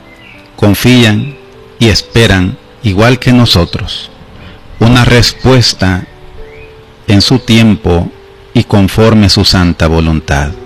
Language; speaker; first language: Spanish; native; Spanish